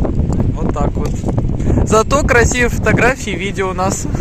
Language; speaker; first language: Russian; native; Russian